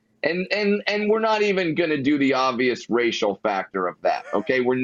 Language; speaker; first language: English; native; English